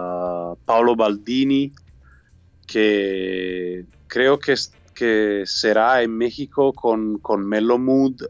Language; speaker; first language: Spanish; non-native, learner; Italian